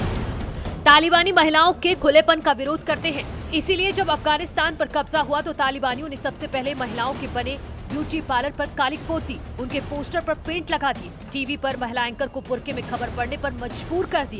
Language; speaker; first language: Hindi; native; Hindi